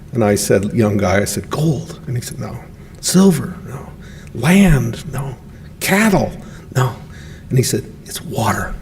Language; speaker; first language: English; native; English